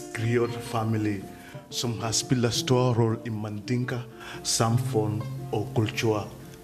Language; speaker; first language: Danish; non-native, fluent; Mandingo